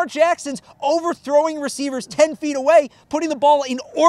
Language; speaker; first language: English; native; English